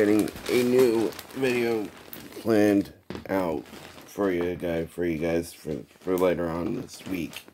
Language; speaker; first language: English; native; English